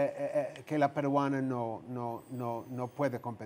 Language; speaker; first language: Spanish; non-native, fluent; English